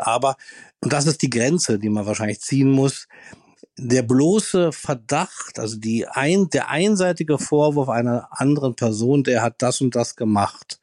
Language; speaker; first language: German; native; German